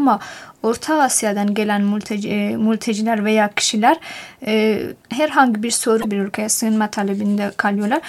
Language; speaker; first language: Turkish; non-native, fluent; Persian